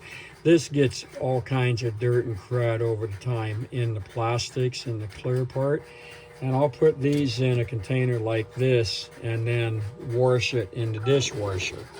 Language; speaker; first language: English; native; English